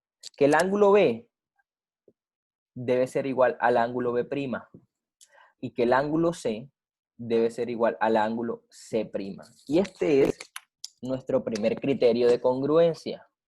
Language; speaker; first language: Spanish; native; Spanish